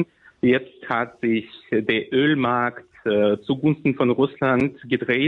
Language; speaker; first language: German; non-native, fluent; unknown